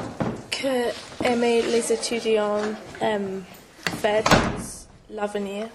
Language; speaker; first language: French; non-native, learner; English